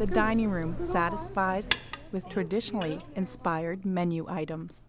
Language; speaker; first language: English; native; English